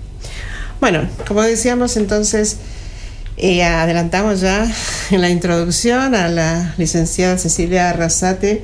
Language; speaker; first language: Spanish; native; Spanish